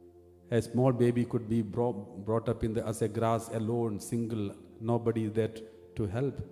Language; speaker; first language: English; non-native, local second language; Malayalam